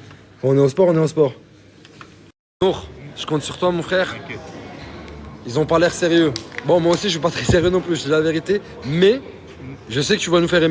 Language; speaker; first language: French; native; French